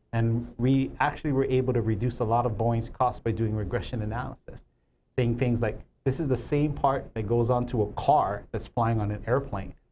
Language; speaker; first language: English; native; English